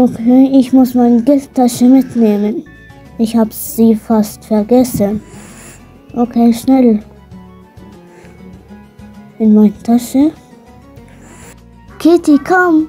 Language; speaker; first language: German; non-native, learner; Arabic